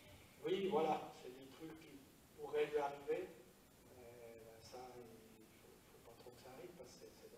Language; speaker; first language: French; native; French